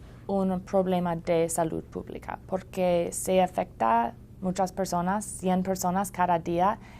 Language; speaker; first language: Spanish; non-native, learner; English